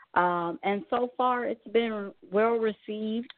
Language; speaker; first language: English; native; English